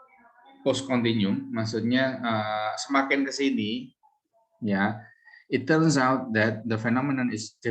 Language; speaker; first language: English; non-native, fluent; Indonesian